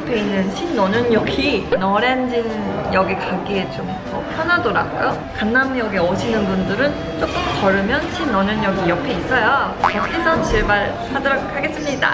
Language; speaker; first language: Korean; non-native, fluent; Japanese